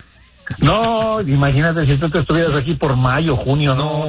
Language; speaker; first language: Spanish; native; Spanish